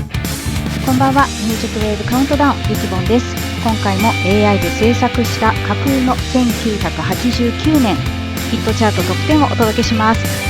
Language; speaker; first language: Japanese; native; Japanese